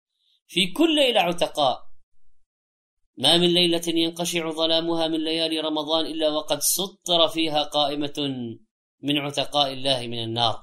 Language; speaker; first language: Arabic; native; Arabic